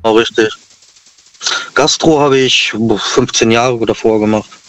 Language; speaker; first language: German; native; German